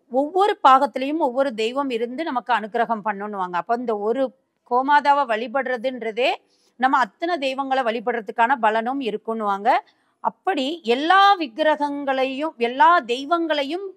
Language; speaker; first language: Tamil; native; Tamil